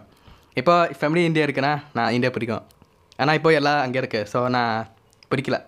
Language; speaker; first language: Tamil; non-native, learner; Thai